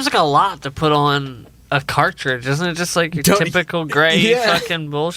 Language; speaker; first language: English; native; English